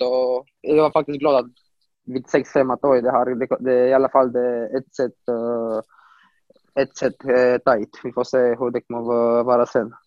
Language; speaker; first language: Swedish; non-native, fluent; Romanian